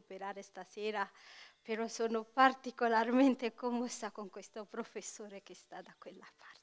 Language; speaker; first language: Italian; non-native, fluent; Tigrinya